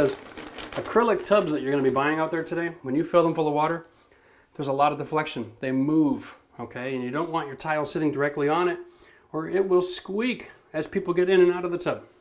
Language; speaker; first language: English; native; English